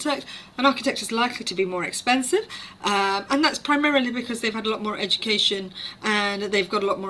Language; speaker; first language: English; native; English